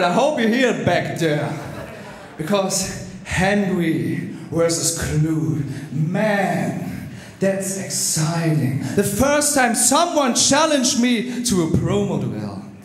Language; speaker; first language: English; non-native, fluent; German